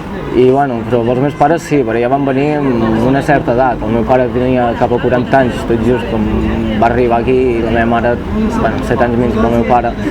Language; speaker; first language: Catalan; early bilingual, other home language; Bosnian